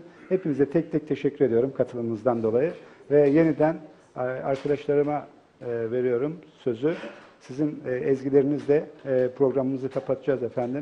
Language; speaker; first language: Turkish; native; Turkish